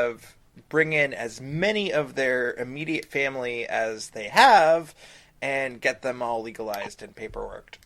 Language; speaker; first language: English; native; English